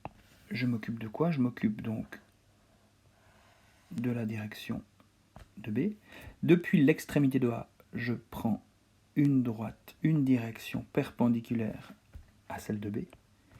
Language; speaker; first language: French; native; French